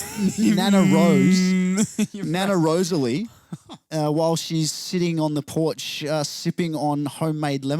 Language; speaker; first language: English; native; English